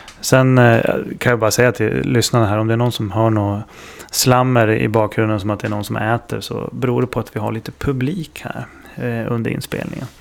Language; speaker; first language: Swedish; native; Swedish